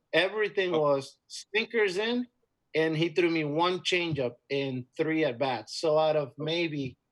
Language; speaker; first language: English; non-native, fluent; Spanish